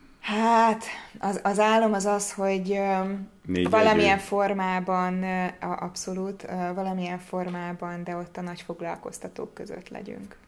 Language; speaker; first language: Hungarian; native; Hungarian